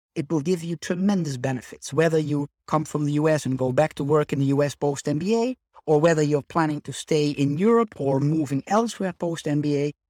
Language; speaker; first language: English; non-native, fluent; Dutch